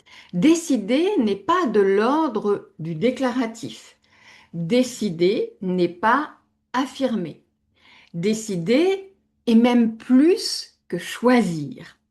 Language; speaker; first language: French; native; French